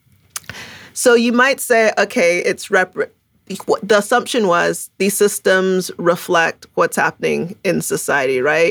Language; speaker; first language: English; early bilingual, other home language; Akan